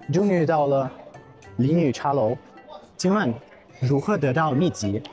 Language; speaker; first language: Chinese; non-native, fluent; Russian